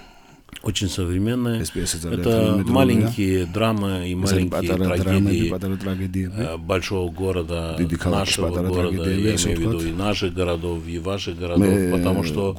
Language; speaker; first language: Russian; non-native, fluent; Romanian